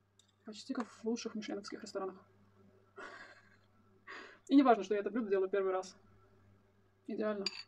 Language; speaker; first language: Russian; native; Russian